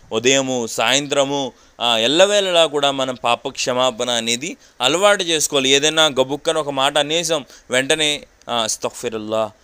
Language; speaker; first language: Telugu; non-native, local second language; Urdu